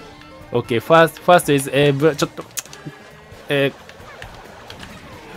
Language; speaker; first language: English; non-native, learner; Japanese